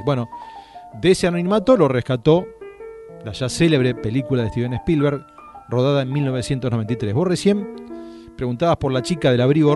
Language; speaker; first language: Spanish; native; Spanish